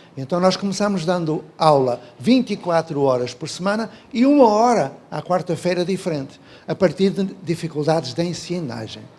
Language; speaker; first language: Portuguese; native; Portuguese